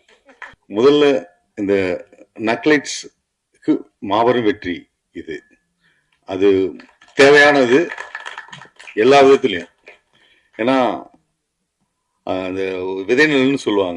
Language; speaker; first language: Tamil; native; Tamil